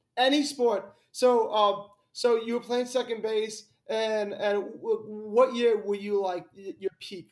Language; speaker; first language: English; native; English